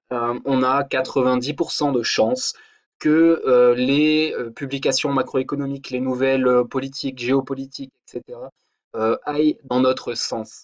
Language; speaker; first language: French; native; French